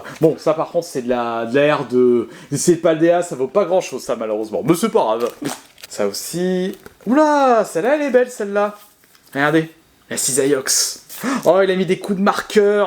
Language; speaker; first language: French; native; French